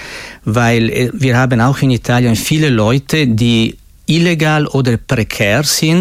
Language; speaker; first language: German; non-native, local second language; Italian